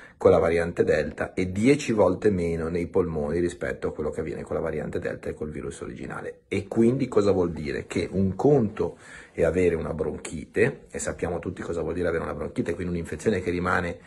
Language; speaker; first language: Italian; native; Italian